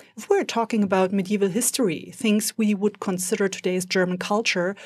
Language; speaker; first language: English; non-native, fluent; German